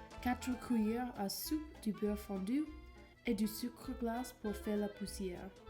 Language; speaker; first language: French; non-native, learner; English